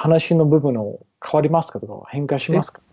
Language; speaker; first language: Japanese; non-native, learner; English